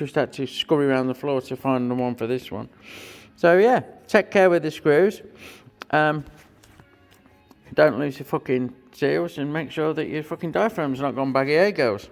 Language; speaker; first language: English; native; English